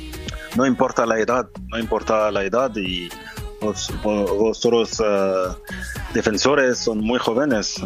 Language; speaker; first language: Spanish; non-native, fluent; French